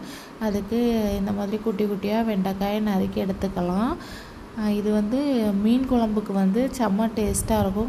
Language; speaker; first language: Tamil; native; Tamil